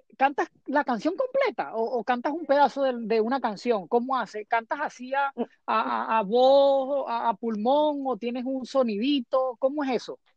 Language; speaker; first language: Spanish; native; Spanish